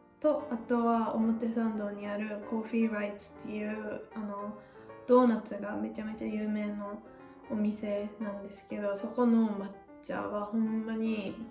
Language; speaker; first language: Japanese; native; Japanese